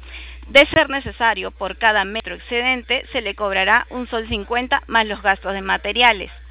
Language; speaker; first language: Spanish; native; Spanish